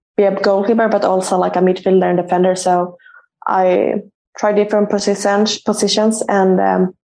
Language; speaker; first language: English; non-native, fluent; Swedish